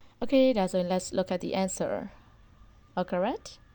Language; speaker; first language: English; non-native, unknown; Burmese